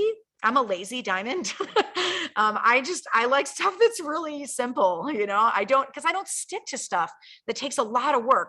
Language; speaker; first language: English; native; English